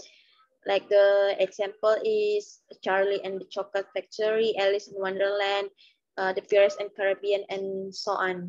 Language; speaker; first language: English; non-native, learner; Indonesian